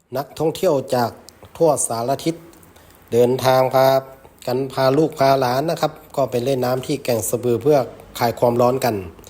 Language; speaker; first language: Thai; native; Thai